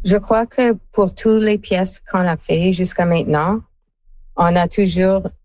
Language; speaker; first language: French; non-native, fluent; English